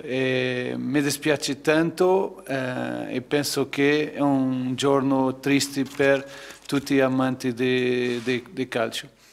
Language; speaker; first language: Italian; non-native, fluent; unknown